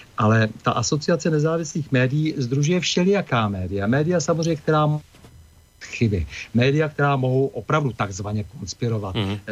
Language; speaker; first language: Czech; native; Czech